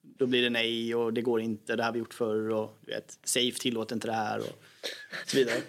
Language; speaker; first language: Swedish; native; Swedish